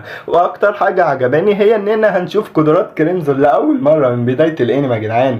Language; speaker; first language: Arabic; native; Arabic